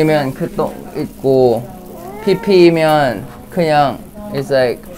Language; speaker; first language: Korean; non-native, fluent; Thai